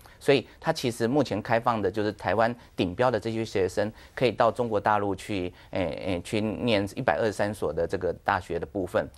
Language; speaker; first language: Chinese; native; Chinese